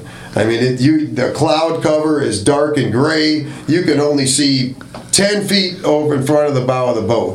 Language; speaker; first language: English; native; English